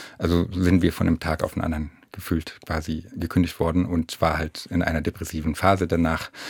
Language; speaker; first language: German; non-native, fluent; Arabic